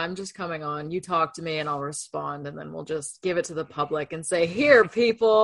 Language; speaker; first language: English; non-native, fluent; Spanish